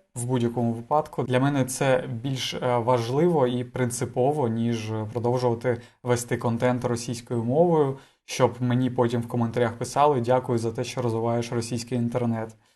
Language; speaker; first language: Ukrainian; non-native, local second language; Russian